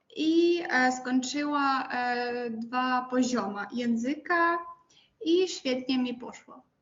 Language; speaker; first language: Polish; non-native, fluent; Ukrainian